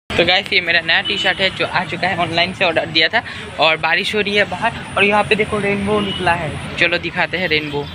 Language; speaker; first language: Hindi; non-native, local second language; Assamese